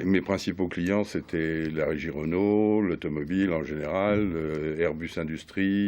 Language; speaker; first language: French; native; French